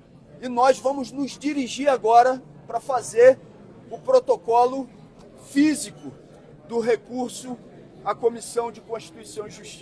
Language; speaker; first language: Portuguese; native; Portuguese